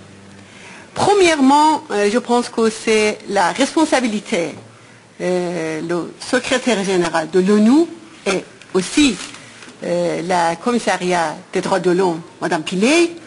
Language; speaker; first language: French; non-native, fluent; Persian